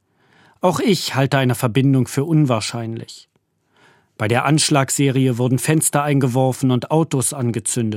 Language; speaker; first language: German; native; German